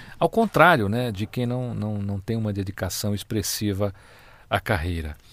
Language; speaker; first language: Portuguese; native; Portuguese